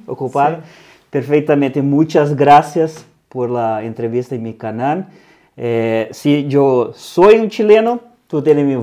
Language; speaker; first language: Spanish; non-native, fluent; Portuguese